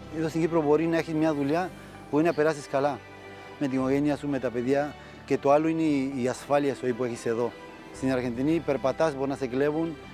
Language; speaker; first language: Greek; non-native, fluent; Spanish